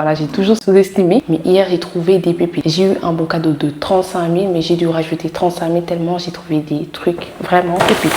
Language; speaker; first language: French; non-native, local second language; Wolof